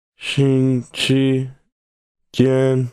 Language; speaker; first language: Chinese; non-native, learner; English